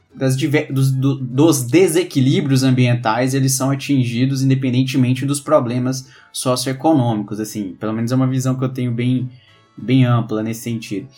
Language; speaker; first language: Portuguese; native; Portuguese